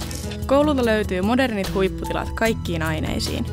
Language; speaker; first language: Finnish; native; Finnish